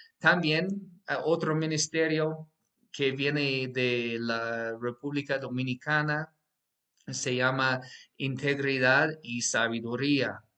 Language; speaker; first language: Spanish; non-native, fluent; English